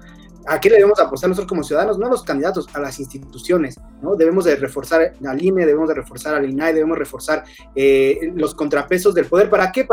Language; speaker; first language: Spanish; native; Spanish